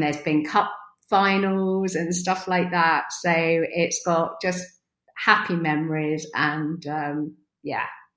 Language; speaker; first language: English; native; English